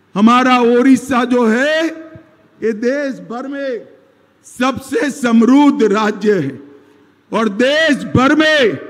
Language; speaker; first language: Hindi; non-native, local second language; Gujarati